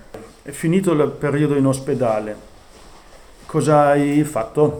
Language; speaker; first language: Italian; non-native, fluent; German